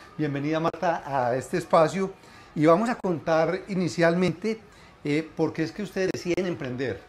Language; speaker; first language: Spanish; native; Spanish